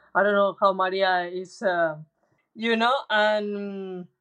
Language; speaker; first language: English; non-native, learner; Spanish